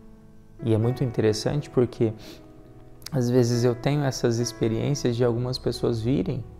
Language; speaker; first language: Portuguese; native; Portuguese